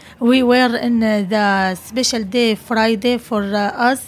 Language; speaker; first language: English; non-native, learner; Arabic